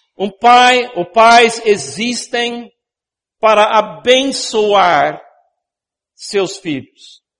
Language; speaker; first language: Portuguese; non-native, fluent; English